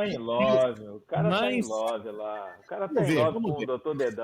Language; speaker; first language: Portuguese; native; Portuguese